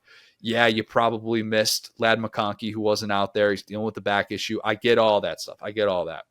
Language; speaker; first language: English; native; English